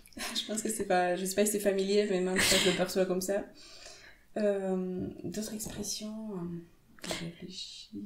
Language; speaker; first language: French; non-native, fluent; Romanian